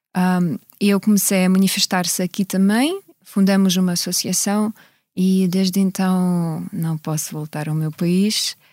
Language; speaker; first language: Portuguese; non-native, fluent; Russian